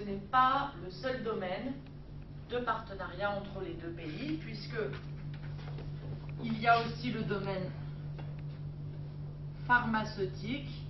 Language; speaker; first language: French; native; French